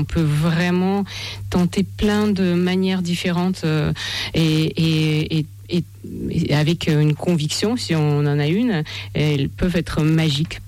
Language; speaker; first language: French; non-native, fluent; Russian